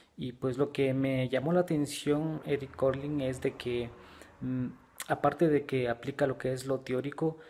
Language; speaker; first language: Spanish; native; Spanish